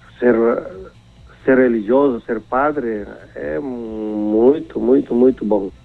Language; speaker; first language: Portuguese; non-native, fluent; Indonesian